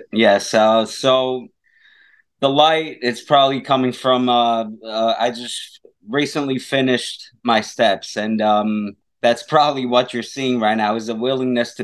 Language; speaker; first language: English; non-native, fluent; Portuguese